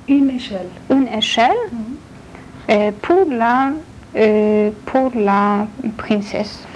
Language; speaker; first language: French; non-native, learner; Polish